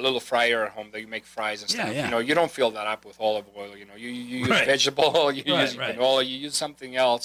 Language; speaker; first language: English; non-native, fluent; Greek